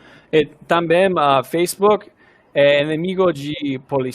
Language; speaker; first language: Portuguese; non-native, learner; English